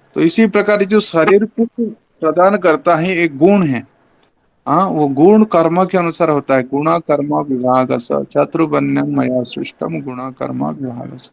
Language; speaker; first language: Hindi; non-native, local second language; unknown